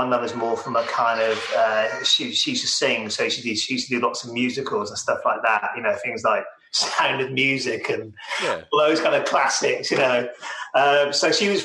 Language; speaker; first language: English; native; English